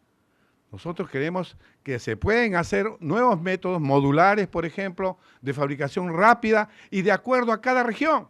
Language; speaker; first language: Spanish; native; Spanish